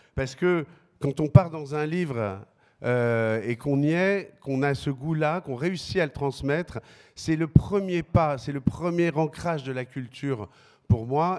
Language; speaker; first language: French; native; French